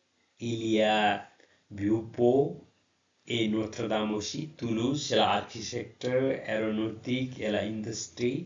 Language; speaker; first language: French; non-native, learner; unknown